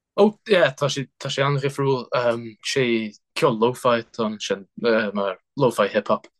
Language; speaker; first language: Irish; non-native, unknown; English